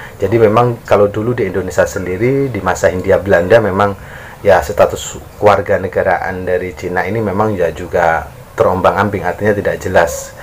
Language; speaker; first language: Indonesian; native; Indonesian